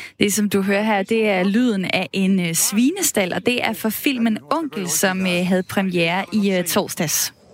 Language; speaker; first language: Danish; native; Danish